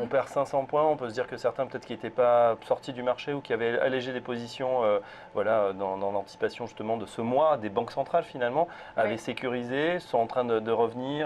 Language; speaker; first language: French; native; French